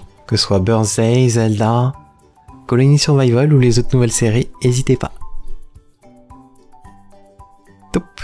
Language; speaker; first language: French; native; French